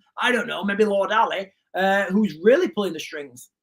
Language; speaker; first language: English; native; English